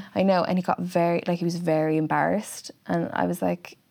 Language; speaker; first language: English; native; English